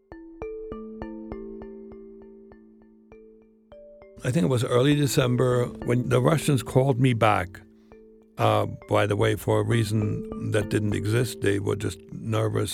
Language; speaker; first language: English; non-native, fluent; German